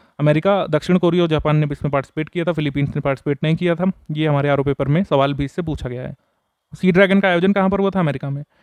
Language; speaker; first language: Hindi; native; Hindi